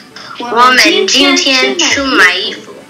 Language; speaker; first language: Chinese; non-native, learner; English